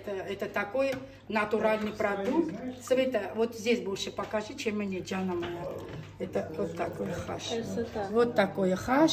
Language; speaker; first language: Russian; non-native, local second language; Armenian